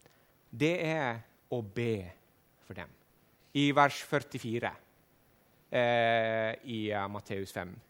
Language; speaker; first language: Swedish; non-native, learner; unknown